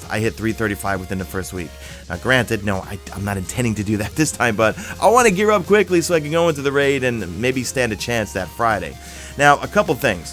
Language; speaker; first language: English; native; English